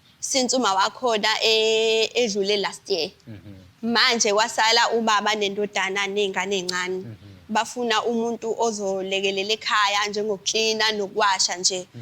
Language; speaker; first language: Zulu; native; Zulu